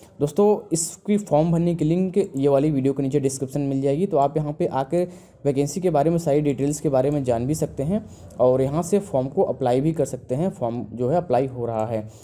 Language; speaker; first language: Hindi; native; Hindi